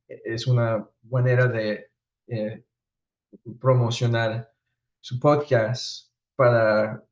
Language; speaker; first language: Spanish; early bilingual, heritage; Spanish